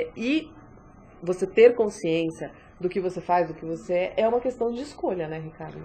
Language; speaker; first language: Portuguese; native; Portuguese